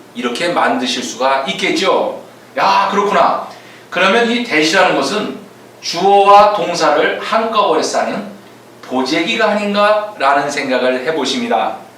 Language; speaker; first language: Korean; native; Korean